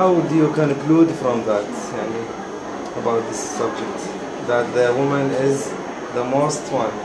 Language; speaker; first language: English; non-native, fluent; Arabic